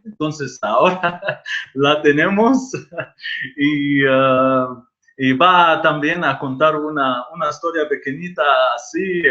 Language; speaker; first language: Spanish; non-native, fluent; Arabic